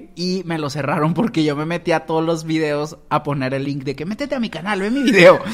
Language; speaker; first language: Spanish; native; Spanish